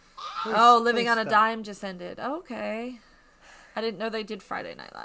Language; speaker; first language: English; native; English